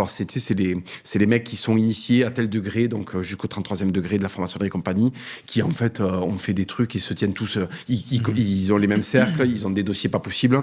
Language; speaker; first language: French; native; French